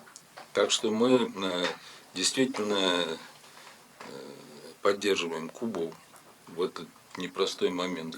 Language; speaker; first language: Russian; native; Russian